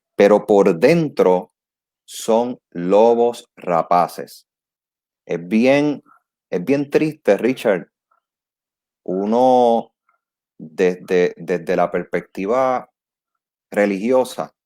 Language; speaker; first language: Spanish; native; Spanish